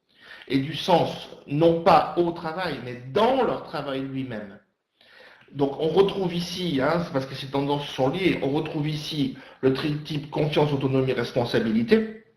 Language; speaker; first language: French; native; French